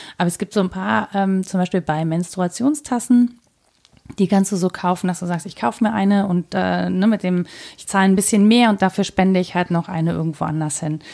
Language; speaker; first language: German; native; German